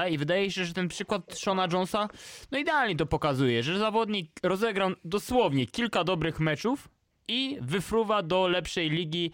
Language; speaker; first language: Polish; native; Polish